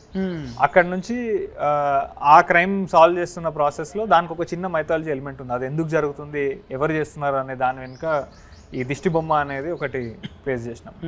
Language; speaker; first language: Telugu; native; Telugu